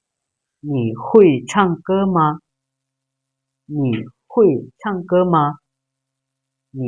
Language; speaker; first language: Chinese; non-native, fluent; Lao